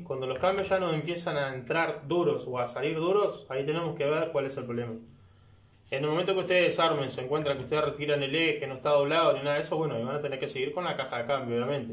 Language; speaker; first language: Spanish; native; Spanish